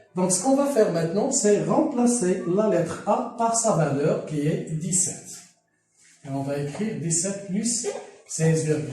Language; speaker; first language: French; non-native, local second language; Arabic